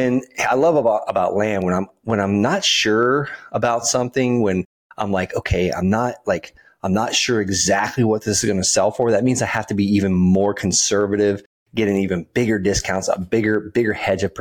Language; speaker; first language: English; native; English